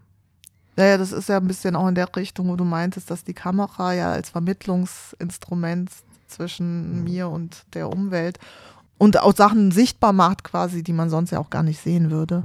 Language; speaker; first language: German; native; German